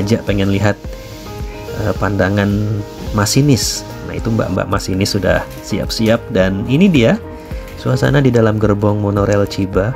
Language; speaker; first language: Indonesian; native; Indonesian